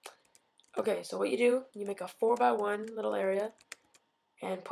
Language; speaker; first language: English; native; English